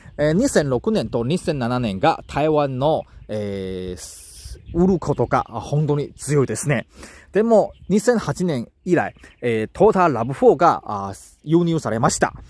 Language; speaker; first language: Japanese; non-native, learner; Chinese